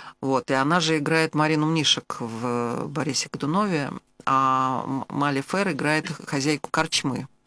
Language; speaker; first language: Russian; native; Russian